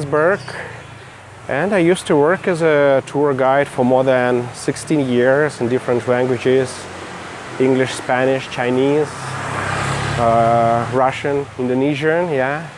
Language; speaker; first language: English; non-native, fluent; Russian